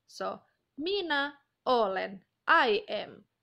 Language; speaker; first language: Finnish; non-native, learner; Indonesian